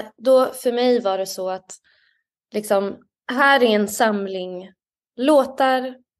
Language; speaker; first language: Swedish; native; Swedish